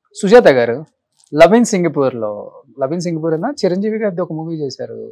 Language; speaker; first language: Telugu; native; Telugu